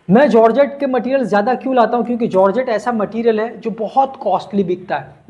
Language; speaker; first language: Hindi; non-native, local second language; Gujarati